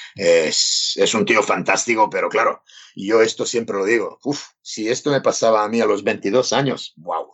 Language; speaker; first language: Spanish; non-native, fluent; Serbian